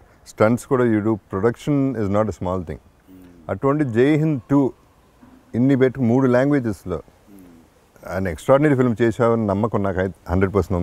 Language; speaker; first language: Telugu; native; Telugu